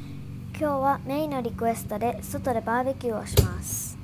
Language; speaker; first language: Japanese; early bilingual, heritage; Japanese